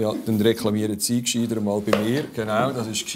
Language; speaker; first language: German; native; German